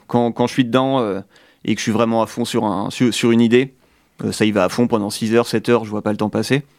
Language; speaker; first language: French; native; French